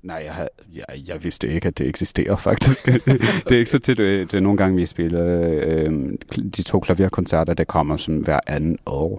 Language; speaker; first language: Danish; non-native, fluent; English